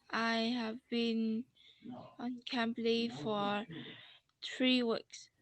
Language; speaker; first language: English; non-native, learner; Vietnamese